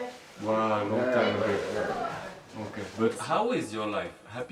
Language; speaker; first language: English; non-native, learner; French